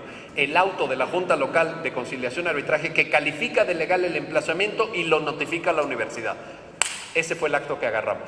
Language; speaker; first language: Spanish; native; Spanish